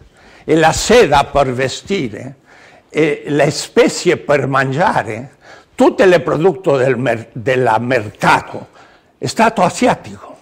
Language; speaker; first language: Italian; non-native, learner; Spanish